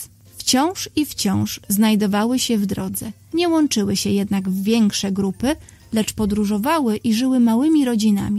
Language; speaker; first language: Polish; native; Polish